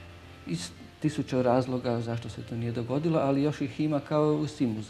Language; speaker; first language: Croatian; native; Croatian